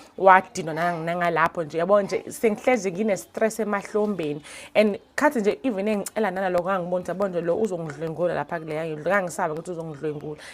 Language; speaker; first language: Zulu; native; Zulu